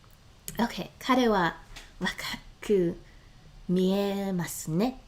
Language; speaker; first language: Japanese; non-native, learner; English